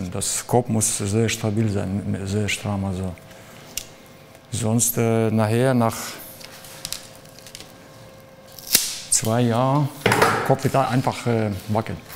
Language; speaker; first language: German; non-native, learner; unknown